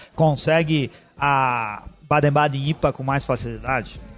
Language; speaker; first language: Portuguese; native; Portuguese